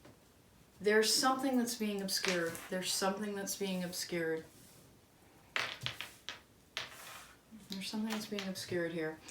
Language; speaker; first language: English; native; English